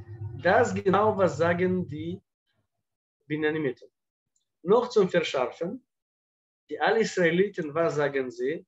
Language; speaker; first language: German; non-native, fluent; Russian